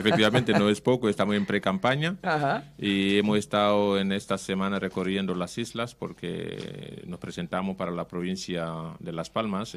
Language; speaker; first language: Spanish; non-native, fluent; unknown